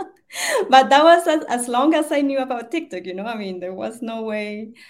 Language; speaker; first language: English; non-native, fluent; Spanish